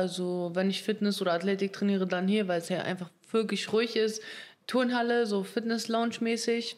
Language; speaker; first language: German; early bilingual, other home language; Russian